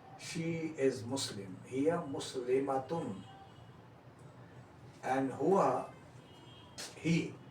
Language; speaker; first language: English; non-native, local second language; Hindi